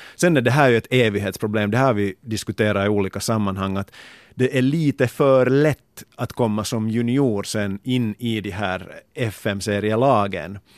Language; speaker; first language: Swedish; native; Swedish